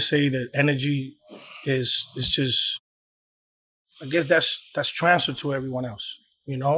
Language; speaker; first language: English; early bilingual, other home language; Spanish